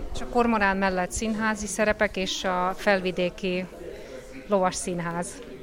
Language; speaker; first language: Hungarian; native; Hungarian